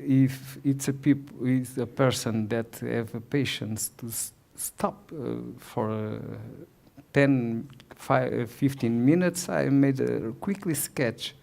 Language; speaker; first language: English; non-native, learner; Portuguese